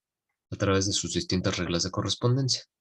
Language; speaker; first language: Spanish; native; Spanish